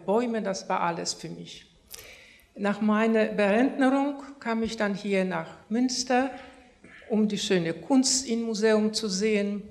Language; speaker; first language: German; non-native, fluent; Polish